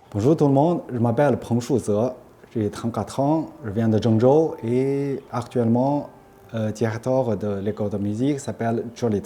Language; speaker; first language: French; non-native, fluent; Chinese